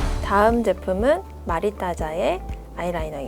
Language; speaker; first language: Korean; native; Korean